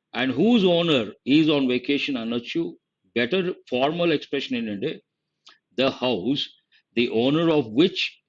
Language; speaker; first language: English; non-native, local second language; Telugu